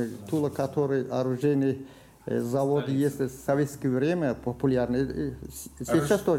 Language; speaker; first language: Russian; non-native, local second language; Azerbaijani